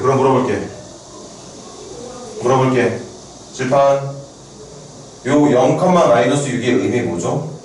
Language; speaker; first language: Korean; native; Korean